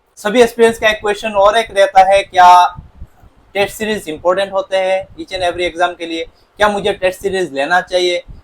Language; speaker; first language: Hindi; non-native, local second language; Bangla